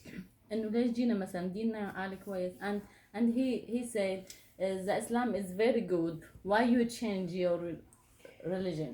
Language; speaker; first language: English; non-native, learner; Arabic